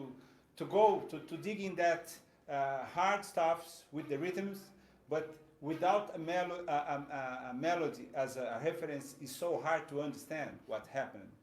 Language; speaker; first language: English; non-native, fluent; Portuguese